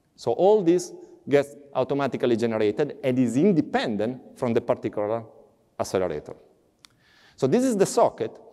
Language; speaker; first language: English; non-native, fluent; Italian